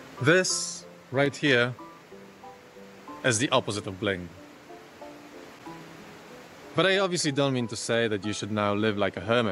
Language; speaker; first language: English; non-native, fluent; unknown